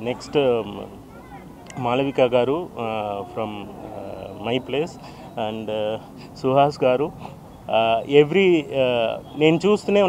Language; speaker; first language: Telugu; non-native, fluent; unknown